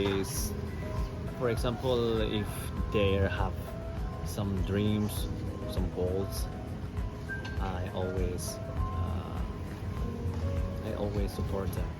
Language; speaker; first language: English; non-native, learner; Spanish